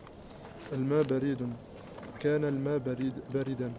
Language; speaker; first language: Arabic; non-native, learner; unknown